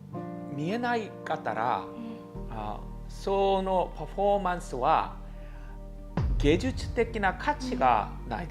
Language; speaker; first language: Japanese; non-native, learner; Korean